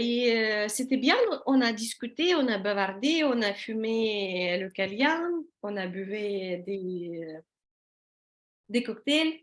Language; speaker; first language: French; non-native, learner; Russian